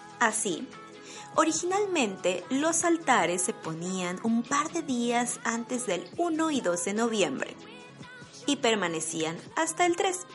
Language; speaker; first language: Spanish; native; Spanish